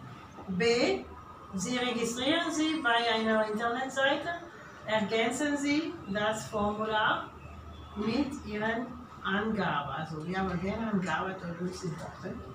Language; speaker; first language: German; non-native, fluent; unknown